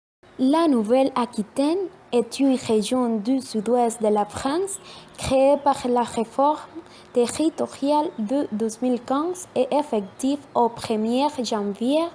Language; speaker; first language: French; non-native, learner; Spanish